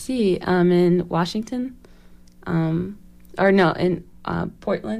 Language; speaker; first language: Spanish; non-native, learner; English